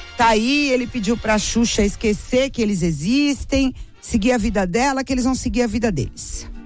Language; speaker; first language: Portuguese; native; Portuguese